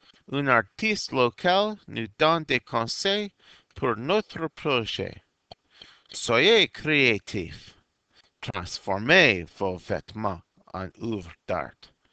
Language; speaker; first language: French; non-native, fluent; English